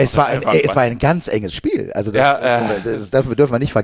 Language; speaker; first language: German; native; German